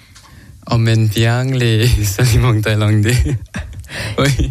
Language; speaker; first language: French; non-native, learner; Thai